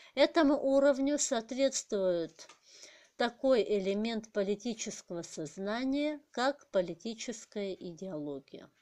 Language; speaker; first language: Russian; non-native, local second language; Kazakh